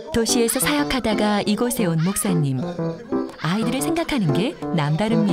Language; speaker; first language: Korean; native; Korean